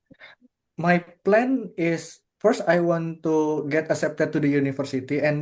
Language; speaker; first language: English; non-native, fluent; Indonesian